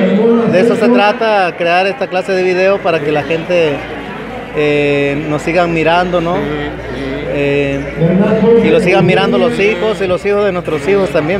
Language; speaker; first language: Spanish; native; Spanish